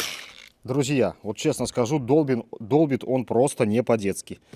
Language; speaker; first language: Russian; native; Russian